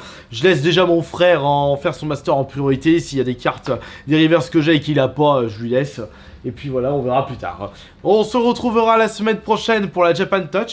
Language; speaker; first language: French; native; French